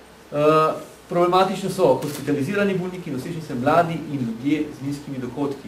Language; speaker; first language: Slovenian; native; Slovenian